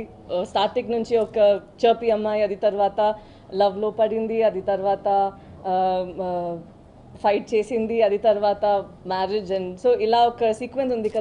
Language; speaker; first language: Telugu; non-native, fluent; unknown